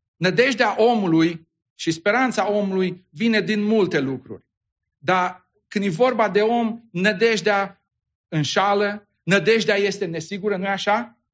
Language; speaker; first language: Romanian; native; Romanian